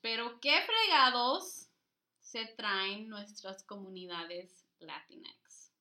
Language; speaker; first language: Spanish; early bilingual, heritage; Spanish